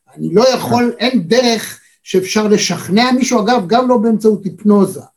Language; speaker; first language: Hebrew; native; Hebrew